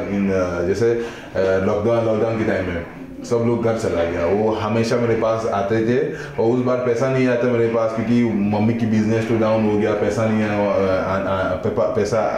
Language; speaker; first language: Hindi; non-native, fluent; Igbo